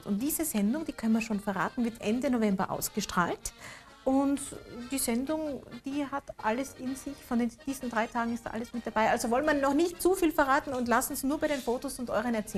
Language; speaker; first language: German; native; German